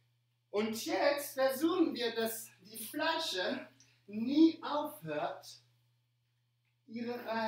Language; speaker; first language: German; non-native, fluent; French